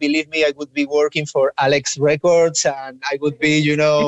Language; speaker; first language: English; non-native, fluent; Spanish